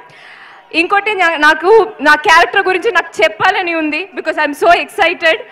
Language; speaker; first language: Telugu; non-native, learner; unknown